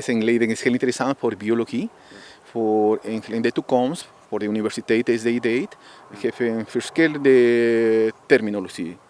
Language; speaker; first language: Dutch; non-native, learner; Spanish